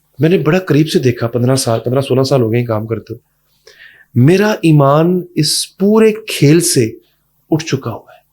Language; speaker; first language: Urdu; native; Urdu